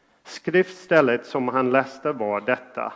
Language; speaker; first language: Swedish; non-native, fluent; English